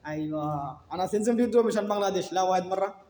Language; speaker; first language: Arabic; non-native, learner; Bangla